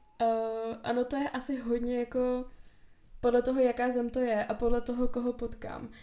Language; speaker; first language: Czech; native; Czech